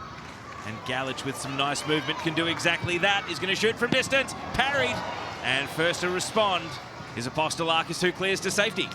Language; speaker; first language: English; native; English